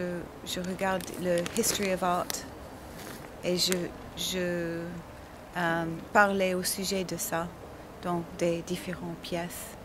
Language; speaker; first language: French; non-native, learner; English